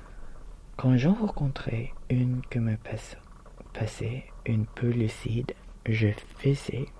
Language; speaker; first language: French; non-native, learner; Filipino